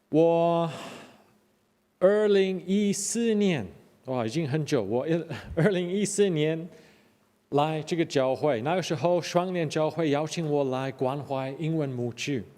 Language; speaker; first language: Chinese; non-native, fluent; English